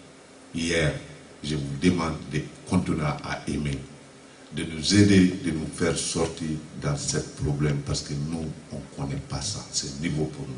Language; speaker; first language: French; non-native, local second language; Bambara